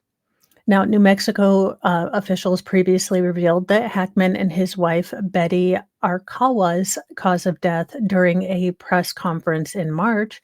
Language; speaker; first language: English; native; English